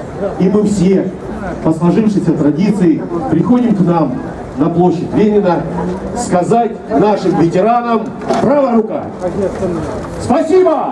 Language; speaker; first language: Russian; native; Russian